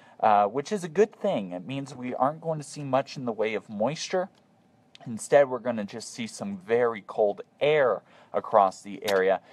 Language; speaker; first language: English; native; English